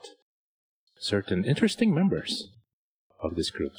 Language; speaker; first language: English; non-native, local second language; Filipino